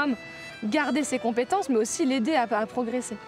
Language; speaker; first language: French; native; French